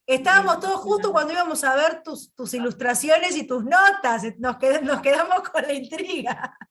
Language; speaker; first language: Spanish; native; Spanish